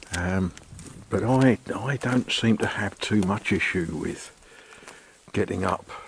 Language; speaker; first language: English; native; English